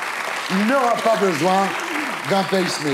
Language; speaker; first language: French; native; French